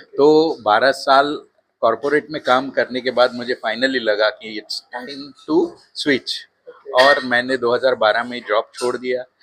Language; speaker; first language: Hindi; non-native, local second language; Marathi